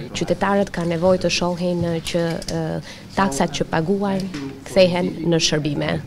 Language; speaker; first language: Albanian; non-native, fluent; German